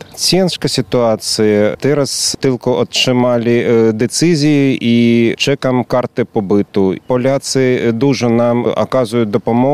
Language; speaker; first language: Polish; non-native, learner; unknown